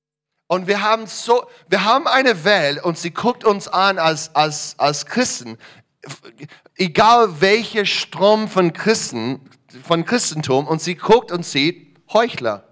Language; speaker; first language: German; non-native, learner; English